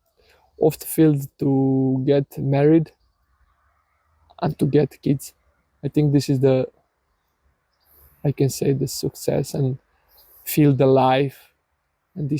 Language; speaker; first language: English; non-native, learner; Serbian